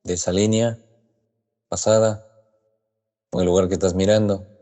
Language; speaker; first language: Spanish; native; Spanish